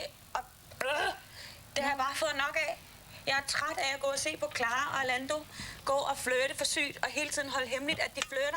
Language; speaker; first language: Danish; native; Danish